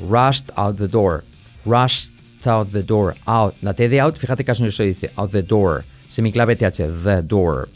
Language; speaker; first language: English; non-native, fluent; Spanish